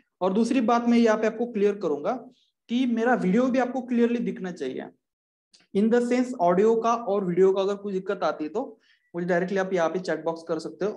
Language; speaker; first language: Hindi; non-native, local second language; Marathi